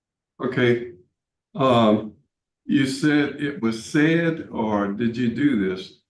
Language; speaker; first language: English; native; English